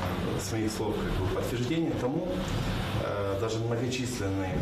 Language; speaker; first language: Russian; native; Russian